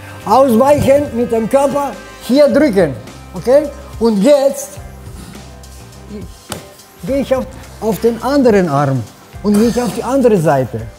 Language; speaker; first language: German; non-native, fluent; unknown